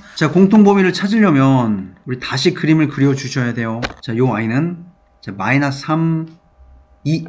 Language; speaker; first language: Korean; native; Korean